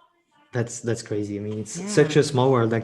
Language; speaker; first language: English; non-native, fluent; French